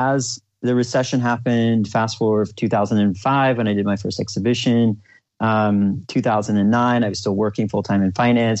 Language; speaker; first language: English; native; English